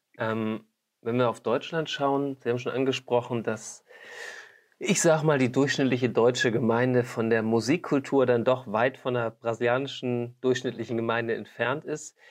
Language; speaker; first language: German; native; German